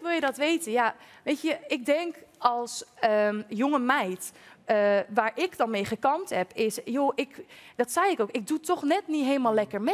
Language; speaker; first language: Dutch; native; Dutch